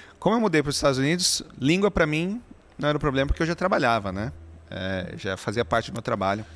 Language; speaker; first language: Portuguese; native; Portuguese